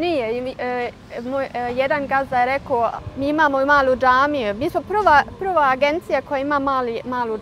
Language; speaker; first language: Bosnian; early bilingual, heritage; Bosnian